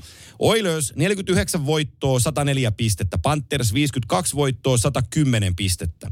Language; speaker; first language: Finnish; native; Finnish